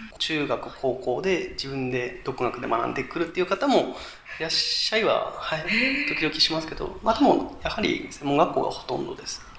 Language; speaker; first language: Japanese; native; Japanese